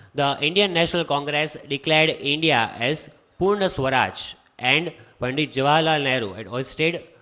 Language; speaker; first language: English; non-native, local second language; Hindi